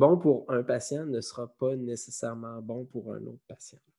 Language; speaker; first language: French; native; French